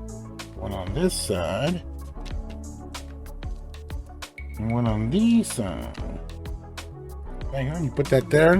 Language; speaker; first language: English; native; English